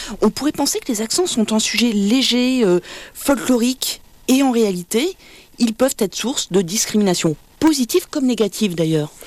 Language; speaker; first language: French; native; French